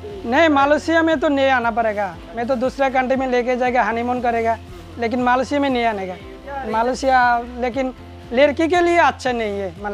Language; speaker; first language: Hindi; non-native, learner; Bangla